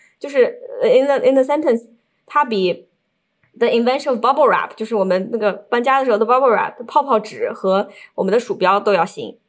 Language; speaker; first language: Chinese; native; Chinese